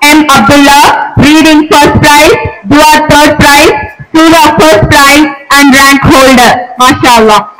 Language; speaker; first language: English; non-native, local second language; Tamil